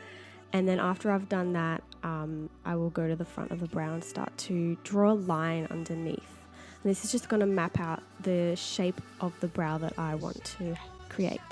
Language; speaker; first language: English; native; English